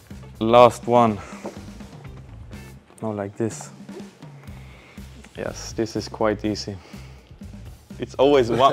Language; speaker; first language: English; non-native, fluent; Swedish